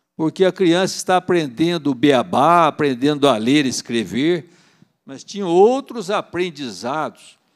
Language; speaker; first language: Portuguese; native; Portuguese